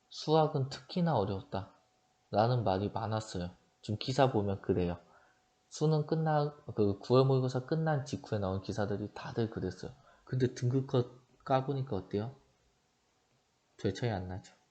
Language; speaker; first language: Korean; native; Korean